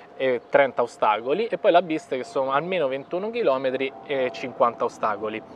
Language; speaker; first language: Italian; native; Italian